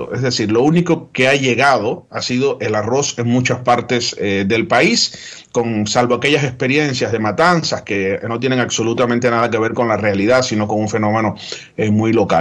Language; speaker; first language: Spanish; native; Spanish